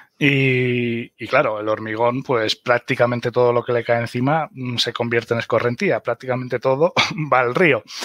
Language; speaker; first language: Spanish; early bilingual, other home language; German